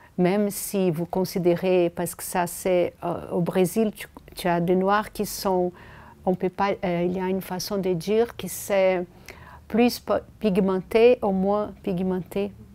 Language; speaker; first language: French; non-native, fluent; Portuguese